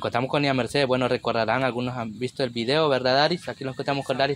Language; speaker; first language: Spanish; native; Spanish